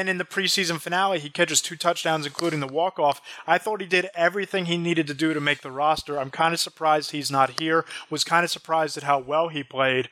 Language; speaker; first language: English; native; English